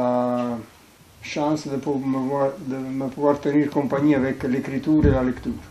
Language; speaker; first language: French; non-native, fluent; Italian